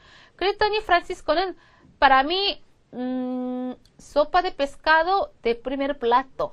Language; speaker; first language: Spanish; non-native, fluent; Korean